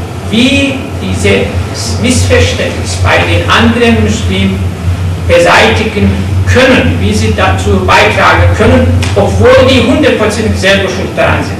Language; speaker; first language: German; non-native, fluent; Turkish